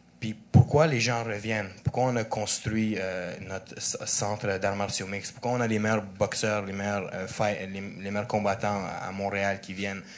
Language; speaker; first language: French; early bilingual, other home language; Russian